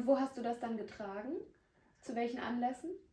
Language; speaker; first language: German; native; German